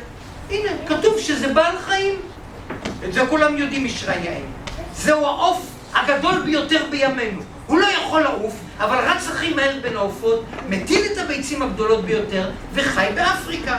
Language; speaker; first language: Hebrew; native; Hebrew